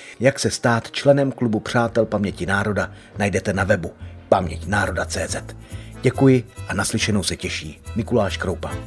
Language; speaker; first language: Czech; native; Czech